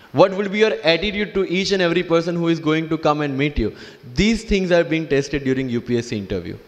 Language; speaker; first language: Hindi; non-native, local second language; Gujarati